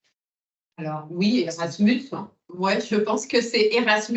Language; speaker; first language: French; native; French